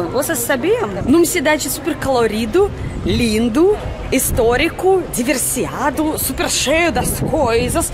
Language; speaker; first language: Portuguese; non-native, fluent; Russian